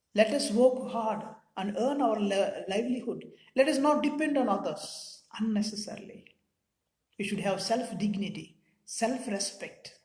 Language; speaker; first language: English; non-native, local second language; Telugu